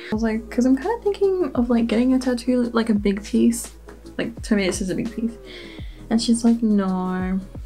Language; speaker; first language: English; early bilingual, other home language; Spanish